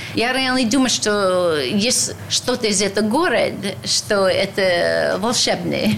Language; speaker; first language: Russian; non-native, learner; English